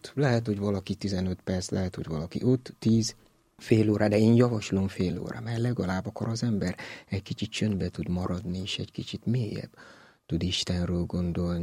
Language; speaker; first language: Hungarian; non-native, fluent; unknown